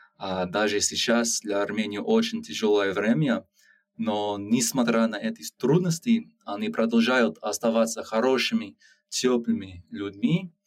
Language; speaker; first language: Russian; non-native, learner; English